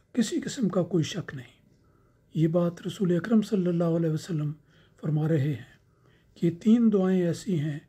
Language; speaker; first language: Urdu; native; Urdu